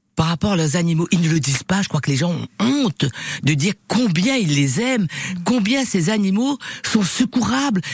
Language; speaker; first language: French; non-native, local second language; Réunion Creole French